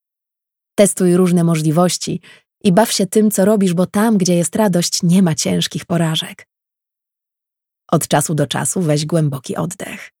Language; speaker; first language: Polish; native; Polish